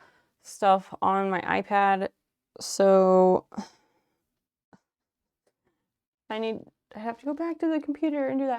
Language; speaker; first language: English; native; English